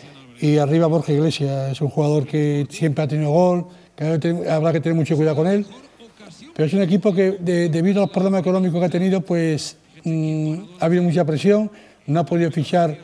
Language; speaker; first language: Spanish; native; Spanish